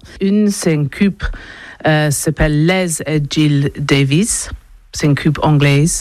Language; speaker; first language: French; non-native, learner; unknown